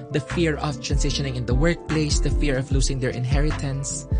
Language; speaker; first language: English; non-native, local second language; Filipino